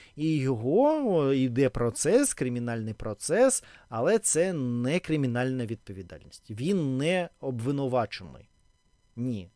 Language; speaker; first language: Ukrainian; non-native, local second language; Russian